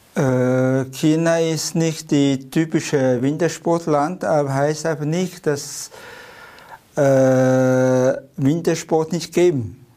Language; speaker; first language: German; non-native, fluent; Chinese